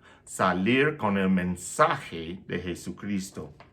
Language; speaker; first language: Spanish; non-native, fluent; English